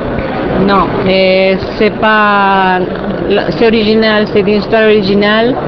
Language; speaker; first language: French; non-native, fluent; Spanish